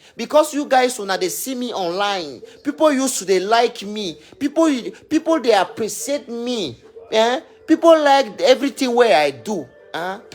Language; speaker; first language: English; non-native, local second language; French